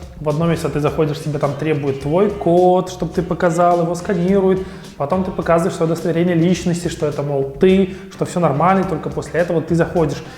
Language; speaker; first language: Russian; native; Russian